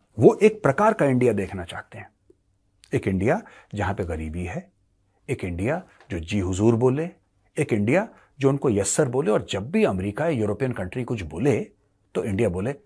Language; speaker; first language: Hindi; native; Hindi